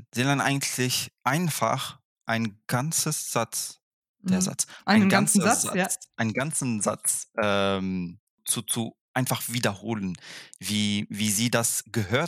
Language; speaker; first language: German; non-native, fluent; Arabic